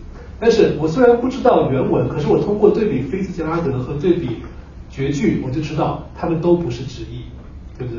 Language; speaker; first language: Chinese; native; Chinese